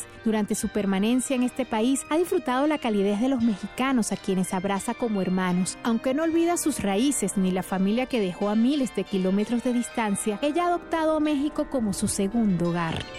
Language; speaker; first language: Spanish; native; Spanish